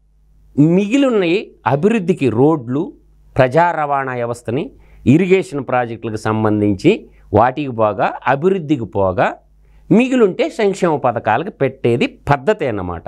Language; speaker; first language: Telugu; native; Telugu